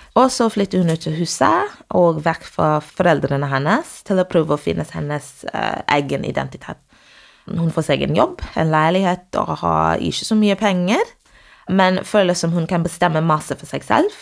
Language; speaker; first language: Norwegian; non-native, fluent; English